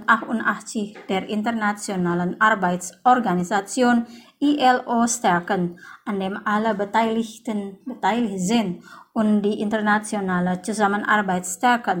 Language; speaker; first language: German; non-native, fluent; Indonesian